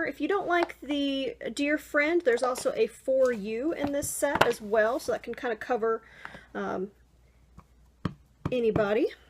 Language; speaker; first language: English; native; English